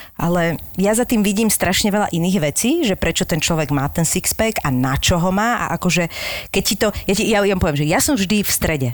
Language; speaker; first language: Slovak; native; Slovak